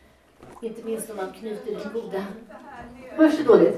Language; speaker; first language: Swedish; native; Swedish